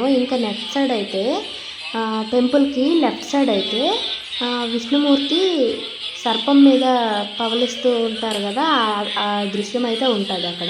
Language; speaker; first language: Telugu; native; Telugu